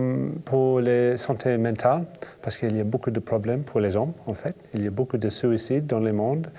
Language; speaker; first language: French; non-native, learner; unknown